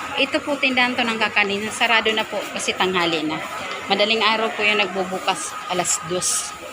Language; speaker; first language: Filipino; native; Filipino